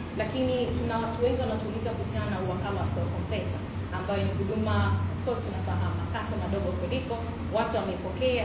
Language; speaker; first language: Swahili; native; Swahili